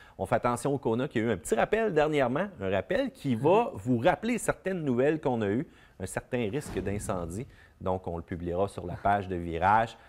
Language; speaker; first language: French; native; French